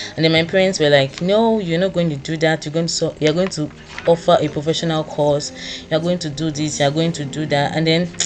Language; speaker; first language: English; non-native, local second language; Yoruba